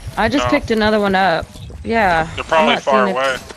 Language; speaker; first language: English; native; English